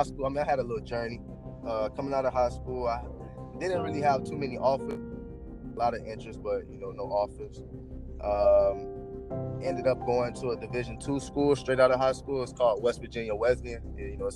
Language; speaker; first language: English; native; English